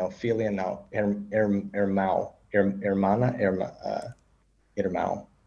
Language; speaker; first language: Portuguese; non-native, learner; English